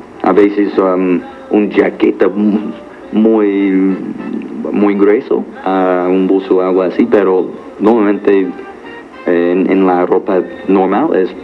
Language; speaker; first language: Spanish; non-native, fluent; English